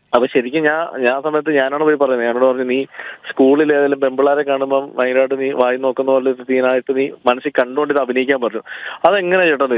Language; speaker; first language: Malayalam; native; Malayalam